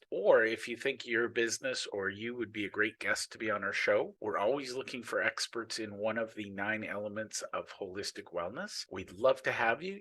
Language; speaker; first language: English; native; English